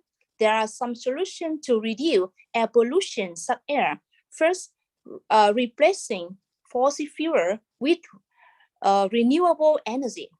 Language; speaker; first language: English; non-native, fluent; Vietnamese